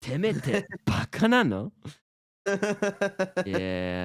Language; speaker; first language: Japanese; non-native, fluent; English